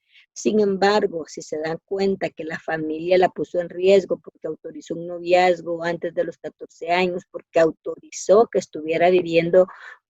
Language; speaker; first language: Spanish; native; Spanish